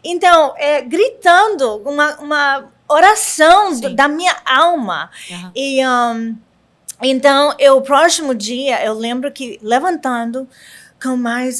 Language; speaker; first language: Portuguese; non-native, learner; English